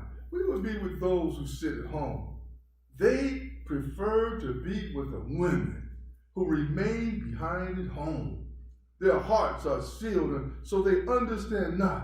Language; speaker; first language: English; native; English